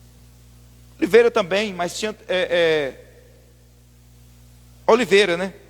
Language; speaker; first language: Portuguese; native; Portuguese